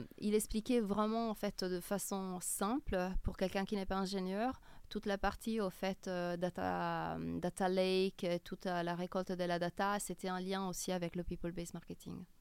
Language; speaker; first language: French; non-native, fluent; Italian